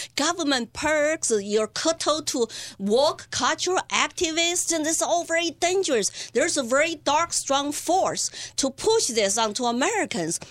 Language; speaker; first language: English; non-native, fluent; Chinese